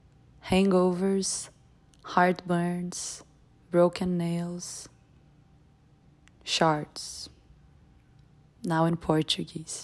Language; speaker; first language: English; non-native, fluent; Portuguese